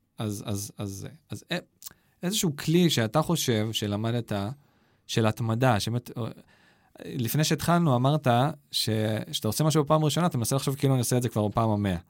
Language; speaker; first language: Hebrew; native; Hebrew